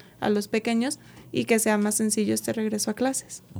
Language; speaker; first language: Spanish; native; Spanish